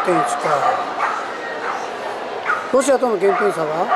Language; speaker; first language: Japanese; native; Japanese